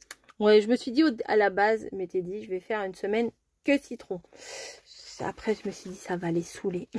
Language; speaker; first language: French; native; French